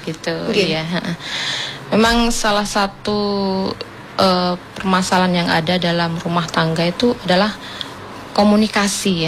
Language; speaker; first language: Indonesian; native; Indonesian